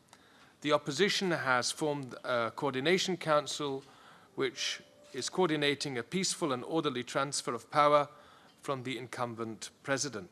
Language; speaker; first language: English; non-native, fluent; German